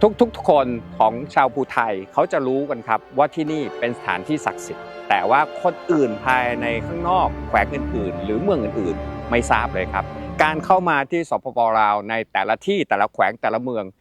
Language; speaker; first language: Thai; native; Thai